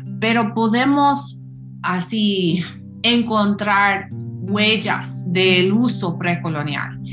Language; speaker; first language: Spanish; non-native, fluent; English